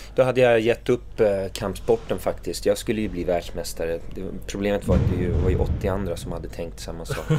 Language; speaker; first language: Swedish; early bilingual, other home language; English